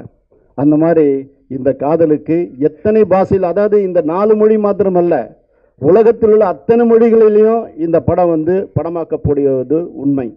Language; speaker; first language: Tamil; native; Tamil